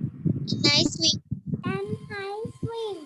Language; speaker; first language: English; non-native, learner; Sinhala